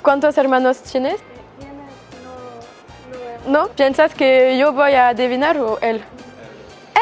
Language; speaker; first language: Spanish; non-native, learner; French